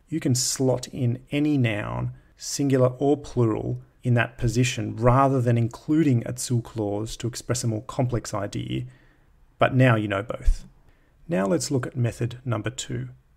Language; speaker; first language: English; native; English